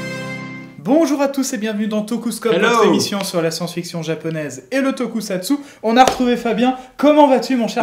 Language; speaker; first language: French; native; French